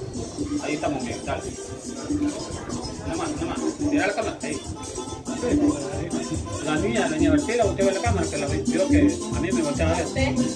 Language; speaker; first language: Spanish; native; Spanish